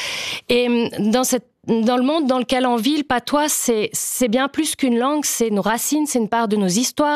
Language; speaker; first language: French; native; French